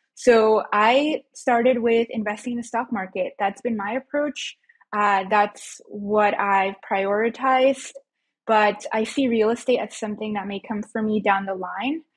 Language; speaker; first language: English; early bilingual, other home language; Spanish